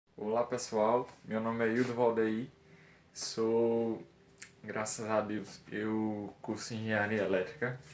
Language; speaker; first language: Portuguese; native; Portuguese